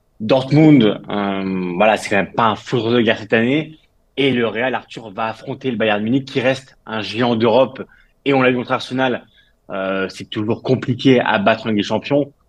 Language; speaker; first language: French; native; French